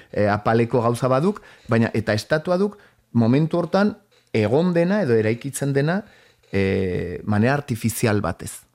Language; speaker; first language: Basque; native; Basque